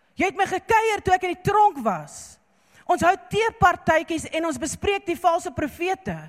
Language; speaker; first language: Afrikaans; non-native, local second language; English